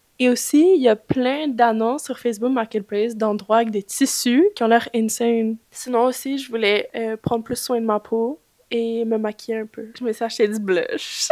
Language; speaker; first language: French; native; French